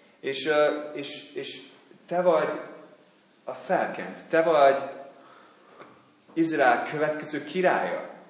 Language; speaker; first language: Hungarian; non-native, fluent; English